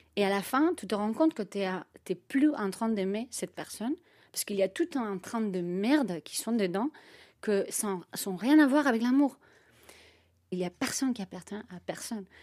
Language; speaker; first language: French; non-native, fluent; Spanish